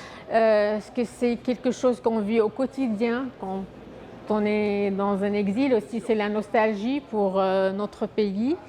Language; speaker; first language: French; non-native, fluent; Arabic